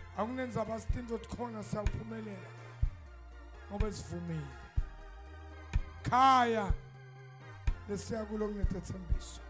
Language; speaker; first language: Zulu; non-native, local second language; Swati